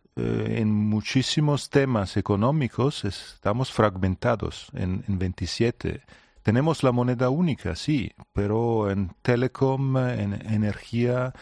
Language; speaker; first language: Spanish; non-native, fluent; Italian